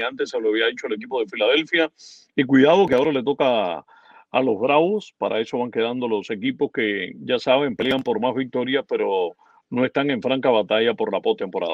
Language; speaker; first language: Spanish; native; Spanish